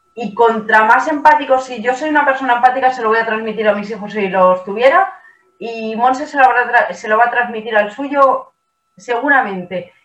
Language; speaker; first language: Spanish; native; Spanish